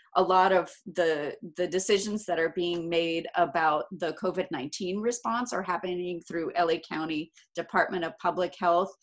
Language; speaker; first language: English; native; English